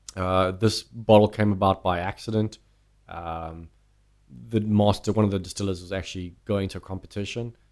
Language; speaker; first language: English; native; English